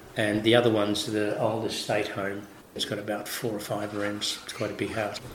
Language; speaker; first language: English; early bilingual, other home language; Italian